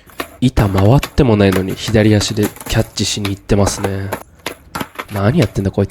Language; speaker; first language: Japanese; native; Japanese